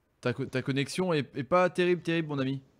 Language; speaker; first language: French; native; French